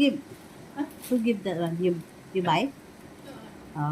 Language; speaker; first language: English; non-native, learner; Filipino